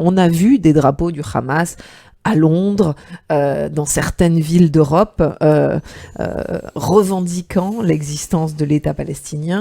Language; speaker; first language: French; native; French